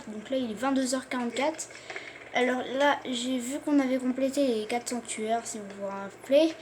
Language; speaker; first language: French; native; French